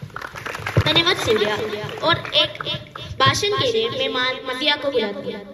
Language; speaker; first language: Hindi; non-native, local second language; Malayalam